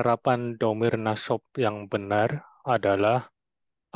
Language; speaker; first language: Indonesian; native; Indonesian